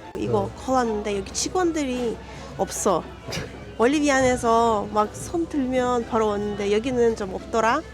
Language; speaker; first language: Korean; non-native, fluent; Russian